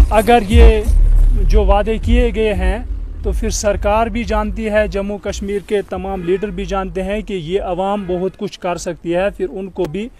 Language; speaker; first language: Hindi; non-native, local second language; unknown